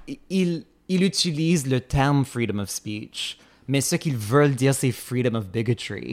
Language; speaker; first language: French; non-native, fluent; English